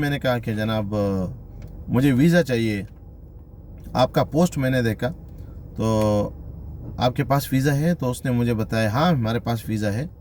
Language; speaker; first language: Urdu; non-native, local second language; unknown